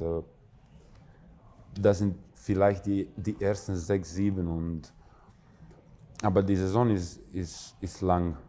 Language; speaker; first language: German; non-native, fluent; Croatian